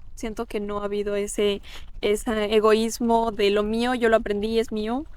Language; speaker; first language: Spanish; native; Spanish